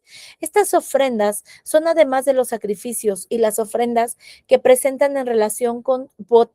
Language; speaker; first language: Spanish; native; Spanish